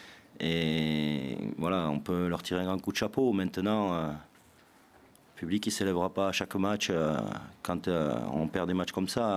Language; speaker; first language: French; native; French